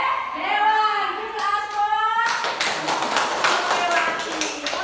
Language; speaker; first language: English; non-native, learner; Indonesian